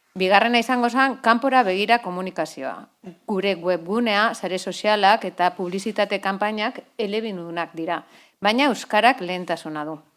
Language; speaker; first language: Basque; non-native, local second language; Spanish